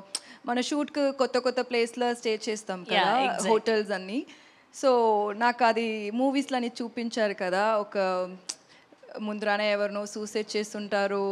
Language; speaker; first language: Telugu; non-native, learner; Tamil